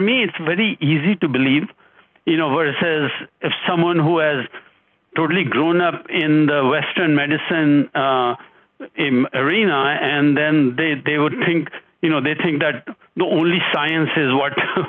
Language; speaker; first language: English; non-native, local second language; Hindi